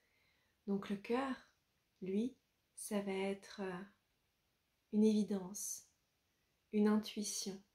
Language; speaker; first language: French; native; French